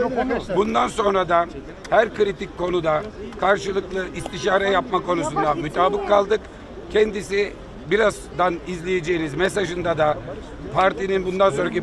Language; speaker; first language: Turkish; native; Turkish